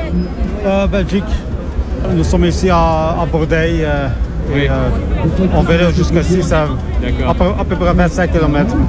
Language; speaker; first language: French; non-native, local second language; Dutch